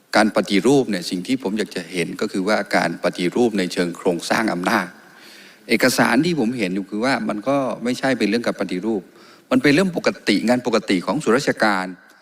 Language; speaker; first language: Thai; non-native, local second language; Karen languages